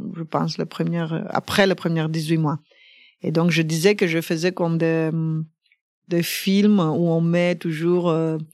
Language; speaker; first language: French; non-native, fluent; Greek